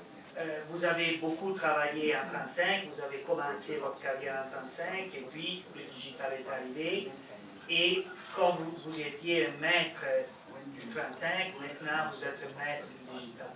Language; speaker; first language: French; non-native, fluent; Italian